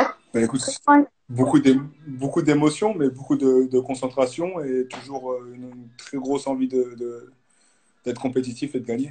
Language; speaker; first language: French; native; French